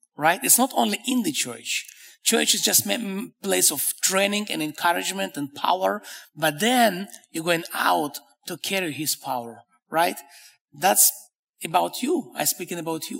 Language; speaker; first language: English; non-native, fluent; Hebrew